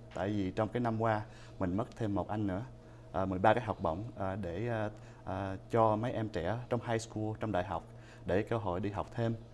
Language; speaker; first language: Vietnamese; early bilingual, heritage; Vietnamese